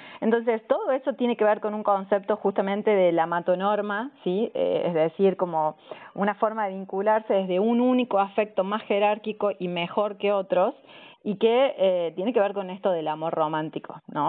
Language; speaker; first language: Spanish; native; Spanish